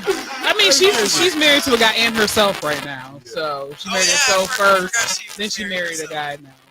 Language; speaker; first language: English; native; English